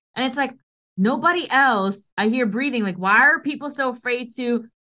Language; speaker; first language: English; early bilingual, other home language; Hindi